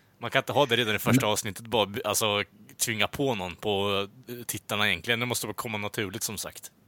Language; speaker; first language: Swedish; native; Swedish